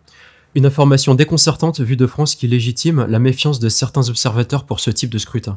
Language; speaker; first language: French; native; French